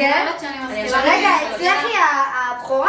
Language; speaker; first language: Hebrew; native; Hebrew